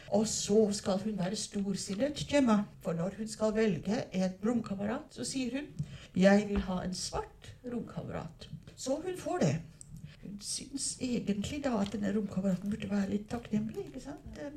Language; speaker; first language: Norwegian; non-native, fluent; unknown